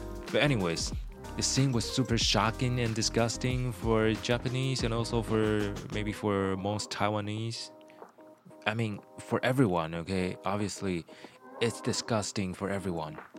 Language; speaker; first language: English; non-native, fluent; Chinese